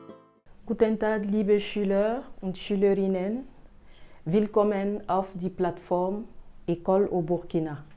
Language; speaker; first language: German; non-native, fluent; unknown